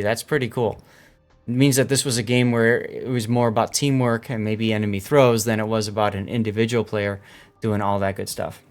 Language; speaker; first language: English; native; English